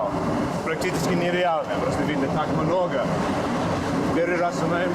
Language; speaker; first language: Russian; non-native, learner; English